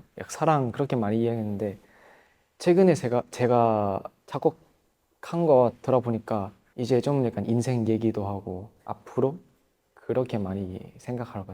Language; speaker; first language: Korean; non-native, fluent; Thai